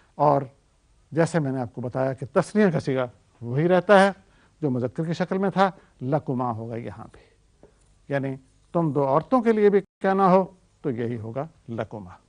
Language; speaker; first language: Urdu; native; Urdu